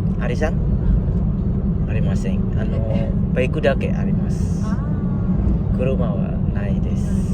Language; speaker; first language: Japanese; non-native, learner; Indonesian